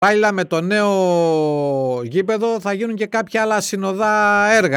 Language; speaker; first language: Greek; native; Greek